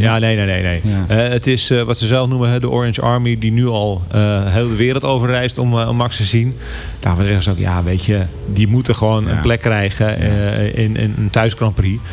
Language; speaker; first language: Dutch; native; Dutch